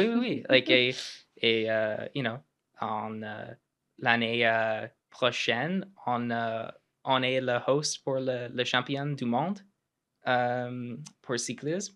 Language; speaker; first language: French; non-native, local second language; English